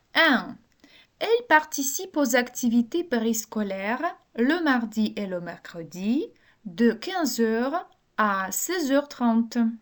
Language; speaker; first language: French; non-native, fluent; Ukrainian